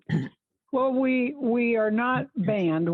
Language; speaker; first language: English; native; English